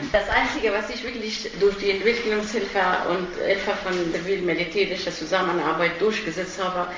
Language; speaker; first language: German; non-native, fluent; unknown